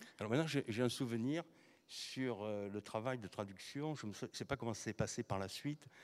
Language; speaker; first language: French; native; French